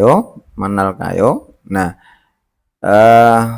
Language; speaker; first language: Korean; non-native, learner; Indonesian